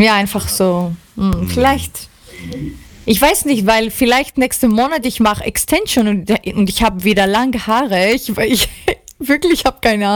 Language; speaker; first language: German; non-native, learner; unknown